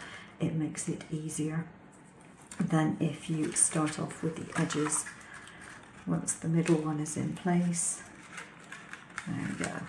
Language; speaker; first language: English; native; English